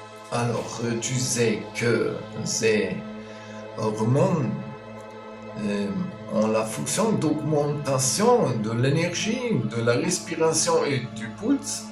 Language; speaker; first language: French; non-native, fluent; German